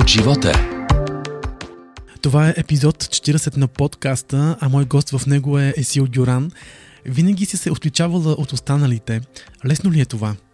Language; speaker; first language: Bulgarian; native; Bulgarian